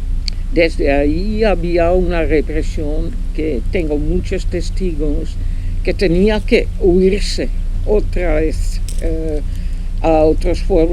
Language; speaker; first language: Spanish; non-native, fluent; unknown